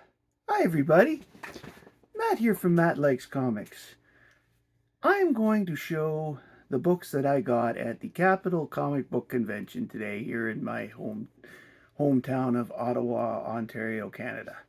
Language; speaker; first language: English; native; English